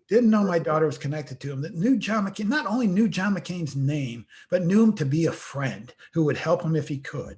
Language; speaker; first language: English; native; English